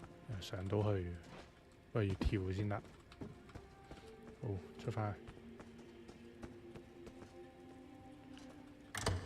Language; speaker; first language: Chinese; native; Chinese